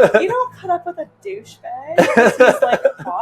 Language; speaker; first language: English; native; English